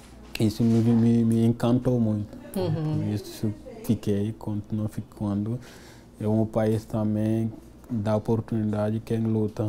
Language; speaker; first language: Portuguese; non-native, fluent; Wolof